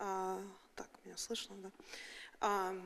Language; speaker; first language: Russian; early bilingual, heritage; Russian